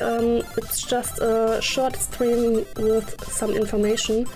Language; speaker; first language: English; non-native, learner; German